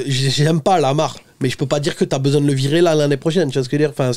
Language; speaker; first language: French; native; French